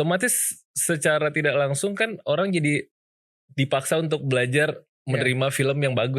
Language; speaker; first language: Indonesian; native; Indonesian